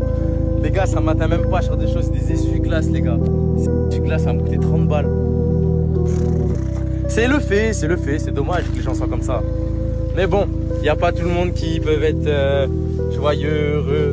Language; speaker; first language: French; native; French